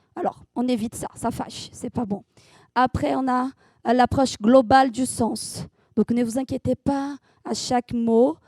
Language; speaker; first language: French; non-native, fluent; Portuguese